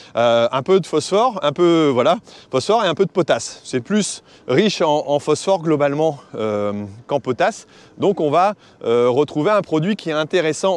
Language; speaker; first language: French; native; French